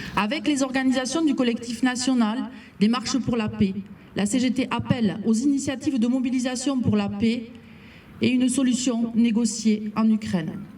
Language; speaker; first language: French; native; French